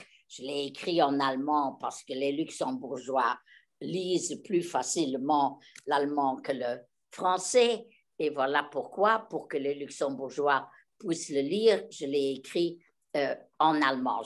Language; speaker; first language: French; non-native, local second language; Luxembourgish